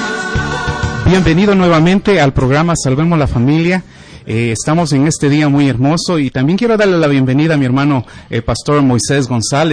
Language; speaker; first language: Spanish; native; Spanish